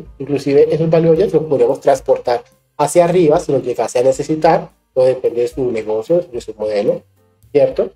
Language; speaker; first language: Spanish; native; Spanish